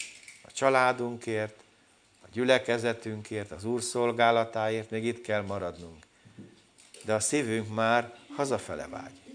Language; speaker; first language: Hungarian; native; Hungarian